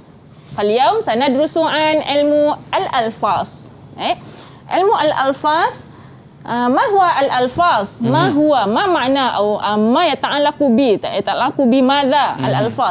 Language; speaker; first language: Arabic; non-native, fluent; Malay